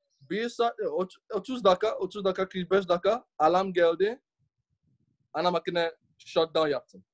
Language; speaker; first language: Turkish; non-native, learner; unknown